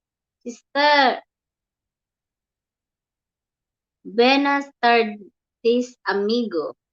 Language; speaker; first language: Spanish; non-native, learner; Filipino